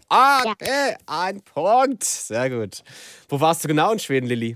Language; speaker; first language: German; native; German